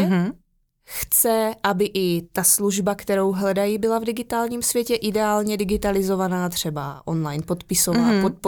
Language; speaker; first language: Czech; native; Czech